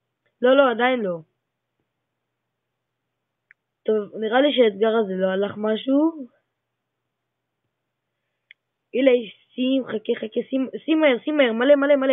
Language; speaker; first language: Hebrew; native; Hebrew